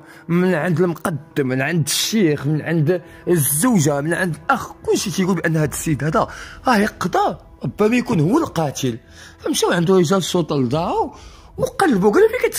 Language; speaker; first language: Arabic; native; Arabic